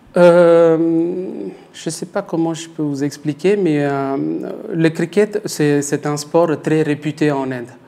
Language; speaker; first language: French; non-native, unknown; Tamil